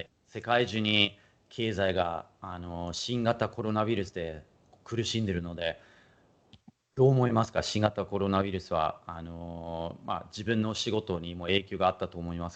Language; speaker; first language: Japanese; non-native, fluent; German